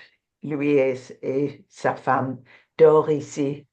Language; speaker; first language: French; non-native, learner; English